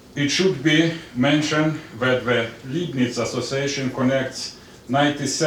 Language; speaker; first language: English; non-native, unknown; Romanian